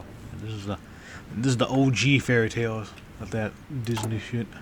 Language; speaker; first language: English; native; English